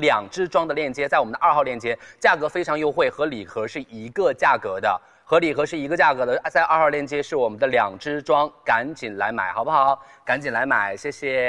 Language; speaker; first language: Chinese; native; Chinese